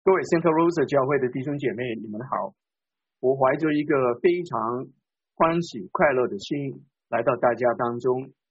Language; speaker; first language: Chinese; non-native, local second language; Cantonese